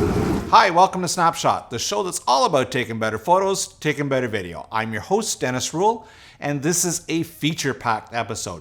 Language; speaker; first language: English; native; English